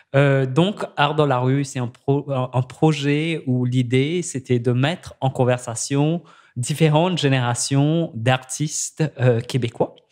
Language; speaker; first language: French; native; French